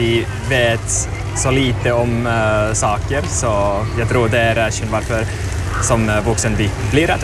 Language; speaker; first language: Swedish; non-native, learner; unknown